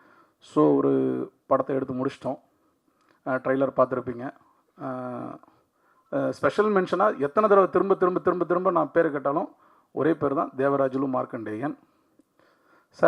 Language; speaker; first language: Tamil; native; Tamil